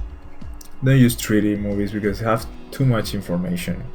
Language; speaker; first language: English; non-native, fluent; Spanish